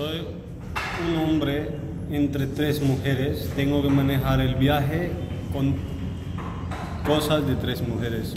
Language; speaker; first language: Spanish; non-native, learner; Hindi